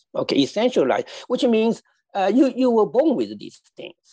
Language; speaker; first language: English; non-native, fluent; Chinese